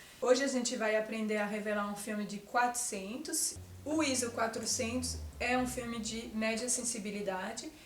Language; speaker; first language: Portuguese; non-native, fluent; French